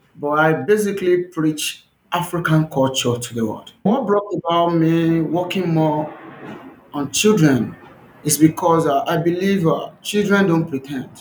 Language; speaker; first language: English; non-native, local second language; Yoruba